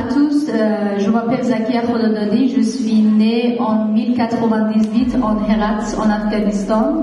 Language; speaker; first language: French; non-native, learner; Persian